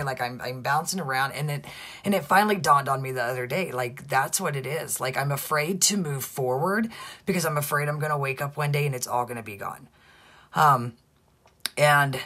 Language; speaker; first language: English; native; English